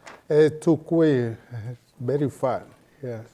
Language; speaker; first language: English; non-native, learner; Spanish